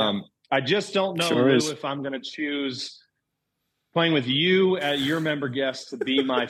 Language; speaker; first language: English; native; English